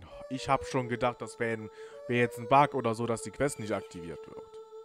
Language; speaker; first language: German; native; German